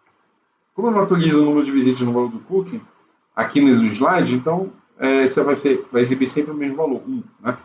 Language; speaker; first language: Portuguese; native; Portuguese